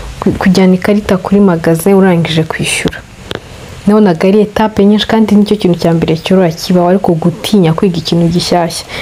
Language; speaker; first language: Kinyarwanda; native; Kinyarwanda